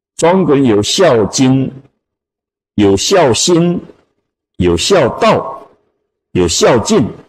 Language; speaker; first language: Chinese; native; Chinese